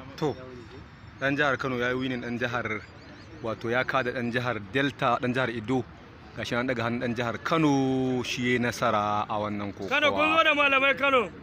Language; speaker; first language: Hausa; native; Hausa